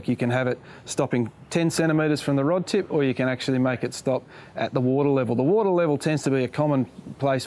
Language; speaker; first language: English; native; English